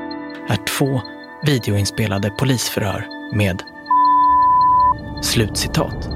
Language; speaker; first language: Swedish; native; Swedish